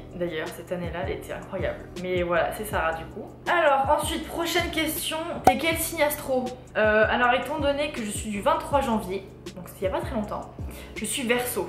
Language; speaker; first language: French; native; French